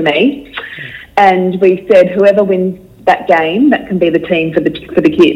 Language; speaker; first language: English; native; English